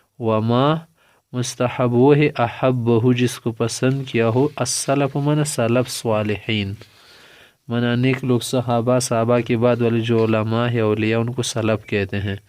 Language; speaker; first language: Urdu; non-native, local second language; Pashto